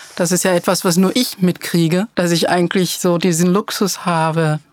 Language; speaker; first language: German; early bilingual, other home language; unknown